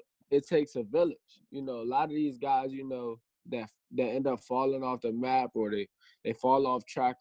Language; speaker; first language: English; native; English